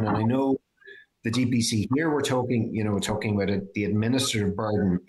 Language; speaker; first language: English; native; English